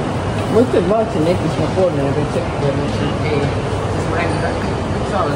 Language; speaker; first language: Estonian; native; Estonian